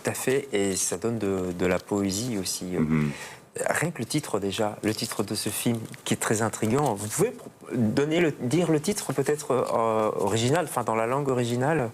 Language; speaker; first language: French; native; French